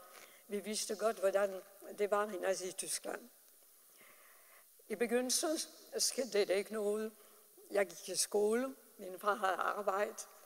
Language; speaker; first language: Danish; non-native, fluent; French